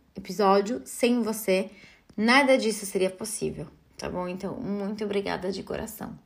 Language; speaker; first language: Portuguese; early bilingual, heritage; Portuguese